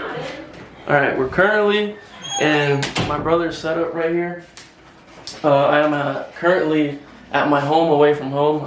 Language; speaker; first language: English; native; English